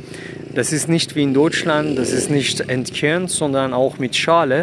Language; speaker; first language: German; non-native, fluent; Persian